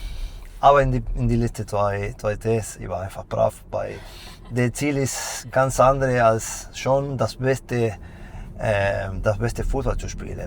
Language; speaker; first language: German; non-native, fluent; Spanish